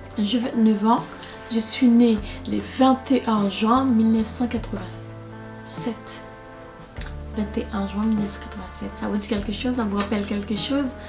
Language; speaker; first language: French; non-native, local second language; Haitian Creole